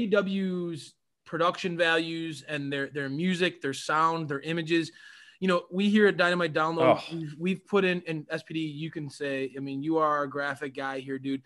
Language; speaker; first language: English; native; English